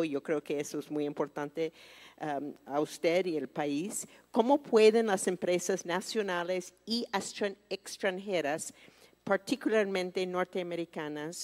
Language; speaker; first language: Spanish; non-native, fluent; English